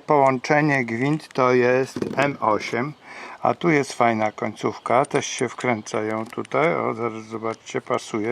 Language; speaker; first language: Polish; native; Polish